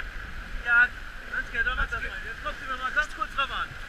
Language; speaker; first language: German; native; German